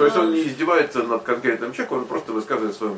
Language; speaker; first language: Russian; native; Russian